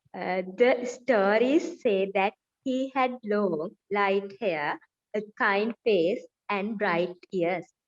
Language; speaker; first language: English; non-native, learner; Sinhala